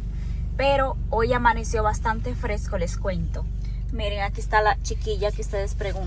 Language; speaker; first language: Spanish; native; Spanish